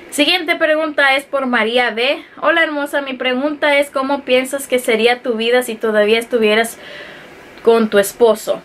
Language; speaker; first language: Spanish; early bilingual, heritage; Spanish